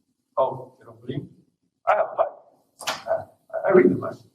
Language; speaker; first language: English; native; English